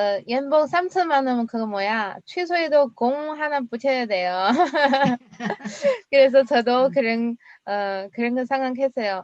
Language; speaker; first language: Korean; non-native, fluent; Chinese